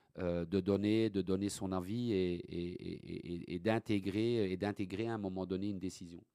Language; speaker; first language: French; early bilingual, other home language; Italian